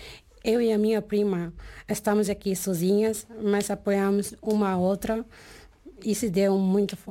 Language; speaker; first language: Portuguese; non-native, learner; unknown